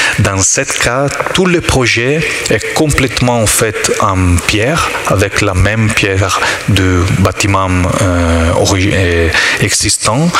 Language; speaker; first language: French; non-native, learner; Italian